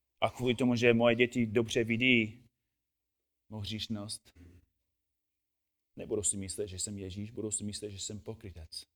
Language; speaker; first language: Czech; non-native, fluent; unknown